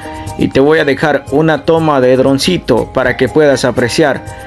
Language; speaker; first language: Spanish; native; Spanish